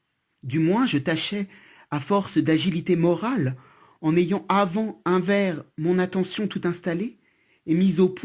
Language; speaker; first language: French; native; French